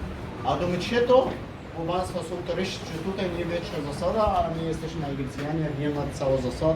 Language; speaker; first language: Polish; non-native, learner; Arabic